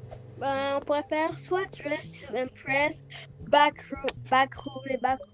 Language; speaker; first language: French; native; French